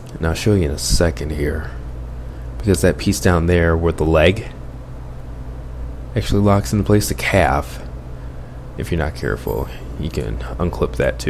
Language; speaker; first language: English; native; English